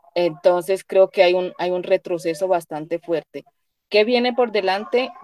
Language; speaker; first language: Spanish; native; Spanish